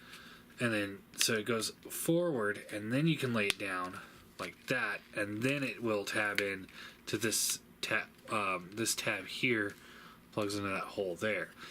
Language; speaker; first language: English; native; English